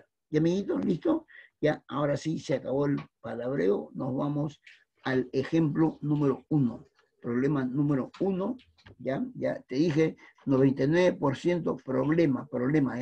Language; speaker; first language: Spanish; native; Spanish